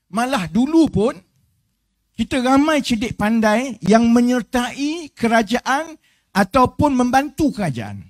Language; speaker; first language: Malay; native; Malay